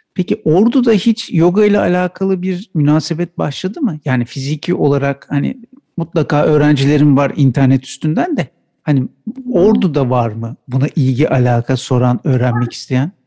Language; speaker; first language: Turkish; native; Turkish